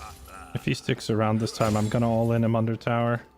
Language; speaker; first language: English; native; English